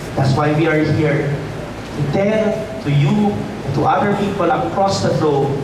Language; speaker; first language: English; non-native, local second language; Filipino